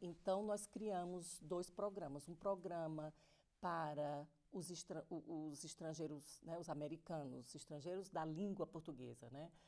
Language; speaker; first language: Portuguese; native; Portuguese